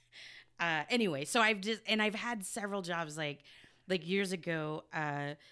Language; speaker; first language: English; native; English